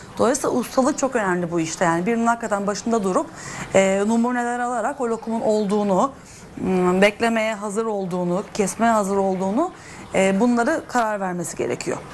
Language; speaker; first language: Turkish; native; Turkish